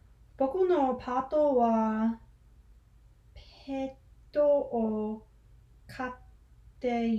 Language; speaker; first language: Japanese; non-native, learner; English